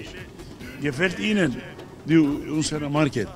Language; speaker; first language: German; non-native, learner; Turkish